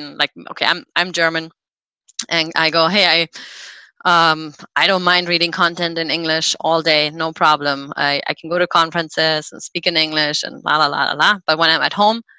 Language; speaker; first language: English; non-native, fluent; German